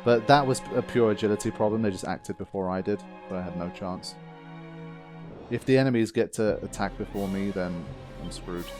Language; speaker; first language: English; native; English